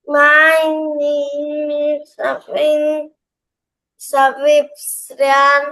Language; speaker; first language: English; non-native, learner; Bangla